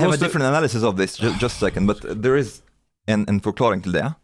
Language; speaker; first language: Swedish; non-native, fluent; Arabic